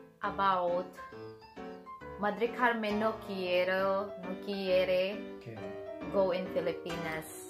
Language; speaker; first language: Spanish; non-native, learner; Filipino